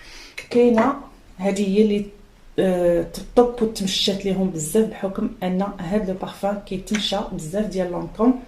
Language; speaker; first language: Arabic; native; Arabic